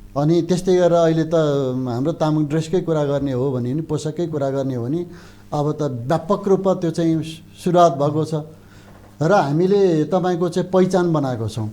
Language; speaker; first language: Nepali; non-native, local second language; Eastern Tamang